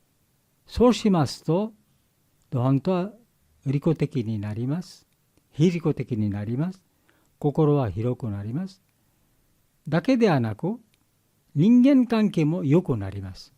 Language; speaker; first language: Japanese; non-native, learner; Bangla